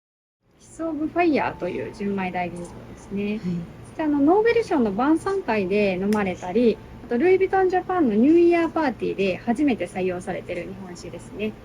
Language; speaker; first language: Japanese; native; Japanese